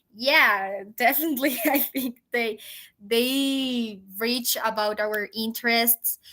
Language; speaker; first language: English; non-native, fluent; Spanish